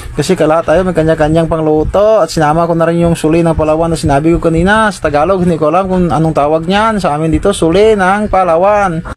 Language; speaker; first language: Filipino; non-native, local second language; Cebuano